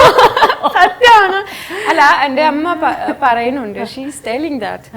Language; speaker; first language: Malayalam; non-native, fluent; French